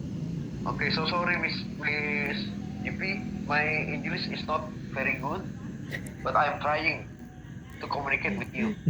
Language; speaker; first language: English; non-native, learner; Indonesian